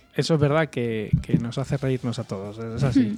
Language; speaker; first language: Spanish; native; Spanish